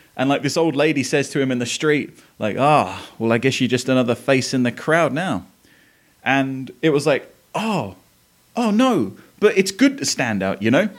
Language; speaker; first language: English; native; English